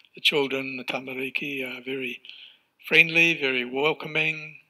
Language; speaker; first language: English; native; English